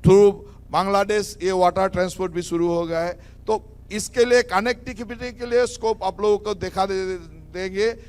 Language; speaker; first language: Hindi; non-native, local second language; Assamese